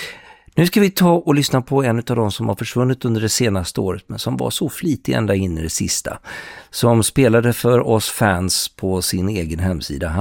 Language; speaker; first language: Swedish; native; Swedish